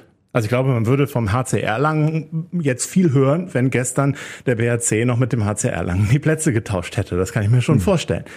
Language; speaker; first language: German; native; German